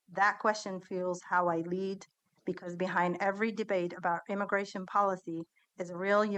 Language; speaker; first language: English; early bilingual, other home language; Somali